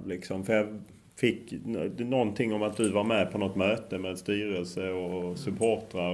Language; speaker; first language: Swedish; native; Swedish